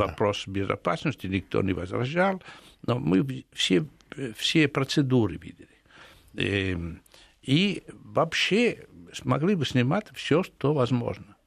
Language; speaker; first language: Russian; non-native, fluent; Italian